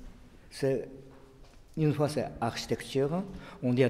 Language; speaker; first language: French; non-native, fluent; Japanese